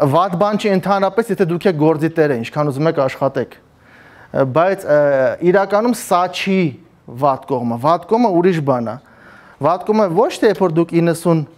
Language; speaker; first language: Armenian; native; Armenian